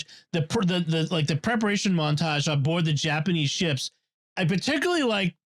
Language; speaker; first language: English; native; English